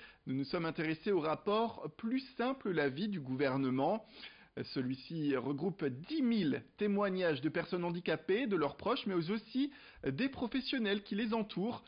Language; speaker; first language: French; native; French